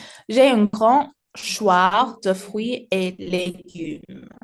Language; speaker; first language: French; non-native, learner; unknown